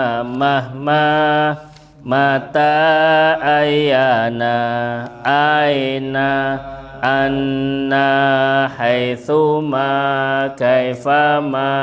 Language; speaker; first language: Arabic; non-native, fluent; Indonesian